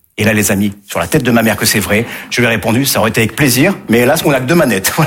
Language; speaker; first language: French; native; French